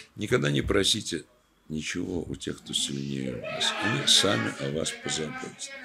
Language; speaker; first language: Russian; native; Russian